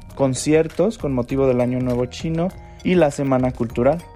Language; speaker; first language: Spanish; non-native, fluent; Chinese